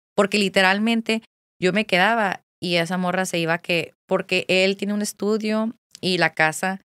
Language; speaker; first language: Spanish; non-native, fluent; English